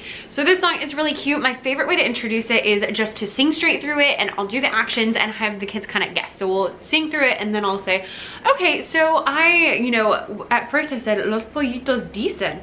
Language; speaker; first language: English; native; English